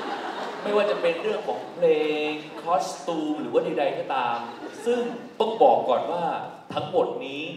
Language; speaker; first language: Thai; native; Thai